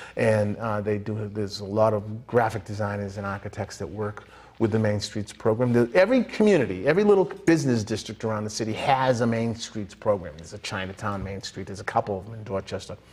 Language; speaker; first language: English; native; English